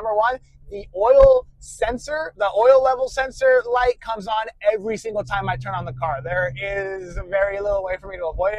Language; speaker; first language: English; native; English